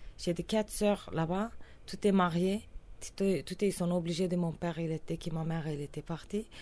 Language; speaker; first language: French; non-native, learner; Kurdish